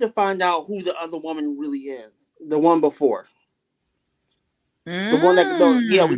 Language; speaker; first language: English; native; English